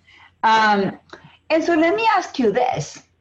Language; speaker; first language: English; non-native, fluent; Spanish